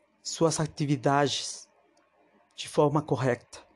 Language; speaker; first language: Portuguese; non-native, fluent; Spanish